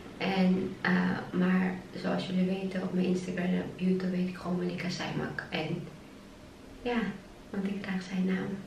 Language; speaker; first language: Dutch; early bilingual, other home language; Chechen